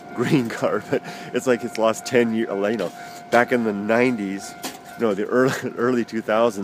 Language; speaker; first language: English; native; English